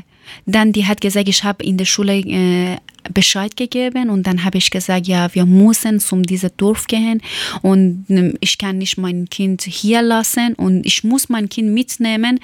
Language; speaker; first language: German; non-native, learner; Persian